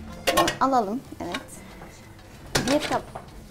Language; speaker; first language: Turkish; non-native, learner; Arabic